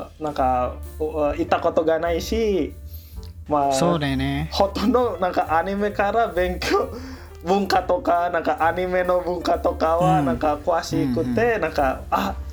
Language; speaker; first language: Japanese; non-native, learner; Indonesian